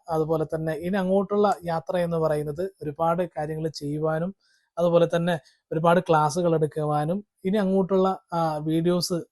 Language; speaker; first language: Malayalam; non-native, fluent; Kannada